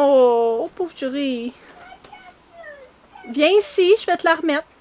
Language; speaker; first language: French; native; French